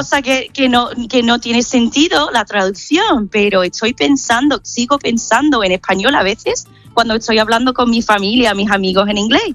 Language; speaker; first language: Spanish; non-native, fluent; English